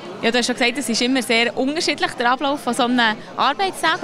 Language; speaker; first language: German; native; German